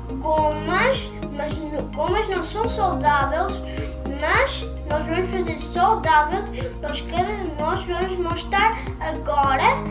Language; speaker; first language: Portuguese; early bilingual, other home language; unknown